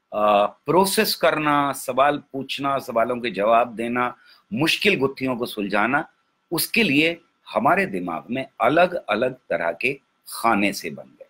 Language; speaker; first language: Hindi; native; Hindi